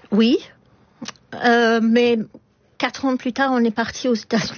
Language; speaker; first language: French; non-native, fluent; English